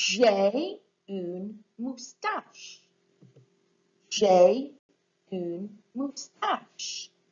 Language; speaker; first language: French; non-native, fluent; English